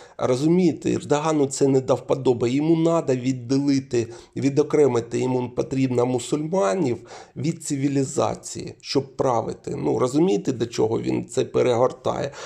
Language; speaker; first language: Ukrainian; non-native, local second language; Russian